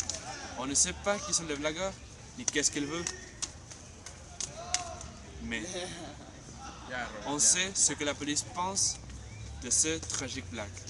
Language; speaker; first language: French; non-native, learner; Spanish